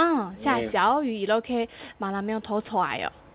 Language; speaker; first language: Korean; non-native, fluent; Chinese